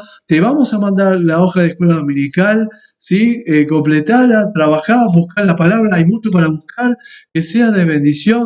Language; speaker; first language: Spanish; native; Spanish